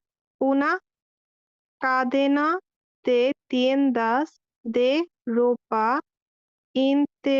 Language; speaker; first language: Spanish; non-native, learner; Bangla